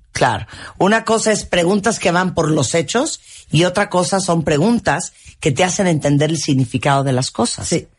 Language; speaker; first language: Spanish; native; Spanish